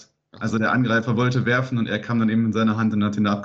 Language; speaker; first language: German; native; German